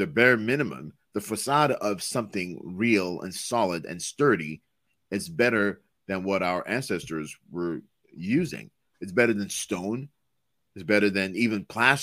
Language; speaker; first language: English; non-native, local second language; Yoruba